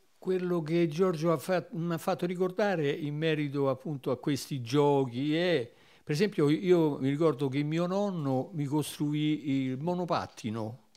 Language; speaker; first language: Italian; native; Italian